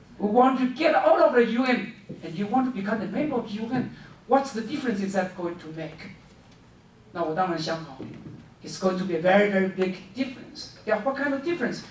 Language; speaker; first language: English; non-native, fluent; Chinese